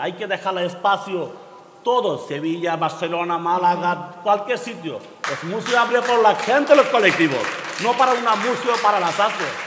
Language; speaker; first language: Spanish; non-native, learner; Bangla